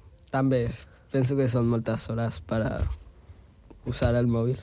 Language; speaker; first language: Catalan; non-native, local second language; Spanish